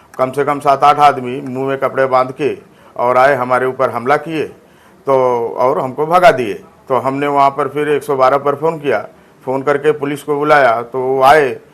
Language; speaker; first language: Hindi; native; Hindi